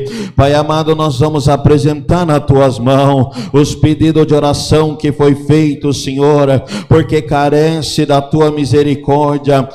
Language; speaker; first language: Portuguese; native; Portuguese